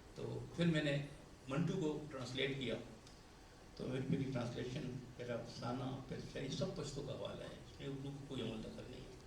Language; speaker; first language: Urdu; non-native, local second language; Pashto